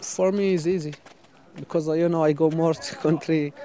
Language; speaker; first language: English; non-native, fluent; Arabic